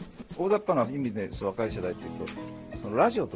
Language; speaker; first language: Japanese; native; Japanese